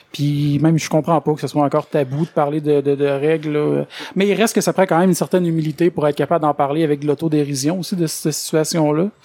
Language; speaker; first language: French; native; French